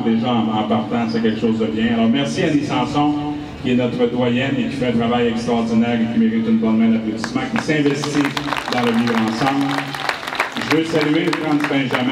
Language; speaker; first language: French; native; French